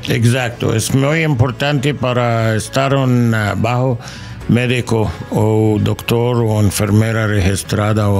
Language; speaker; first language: Spanish; non-native, learner; English